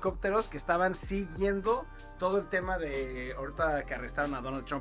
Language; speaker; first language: Spanish; native; Spanish